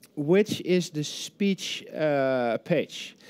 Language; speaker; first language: English; non-native, fluent; Dutch